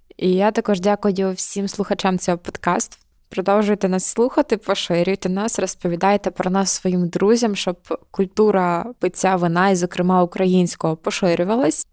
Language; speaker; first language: Ukrainian; native; Ukrainian